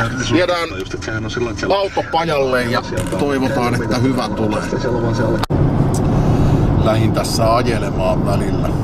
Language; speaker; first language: Finnish; native; Finnish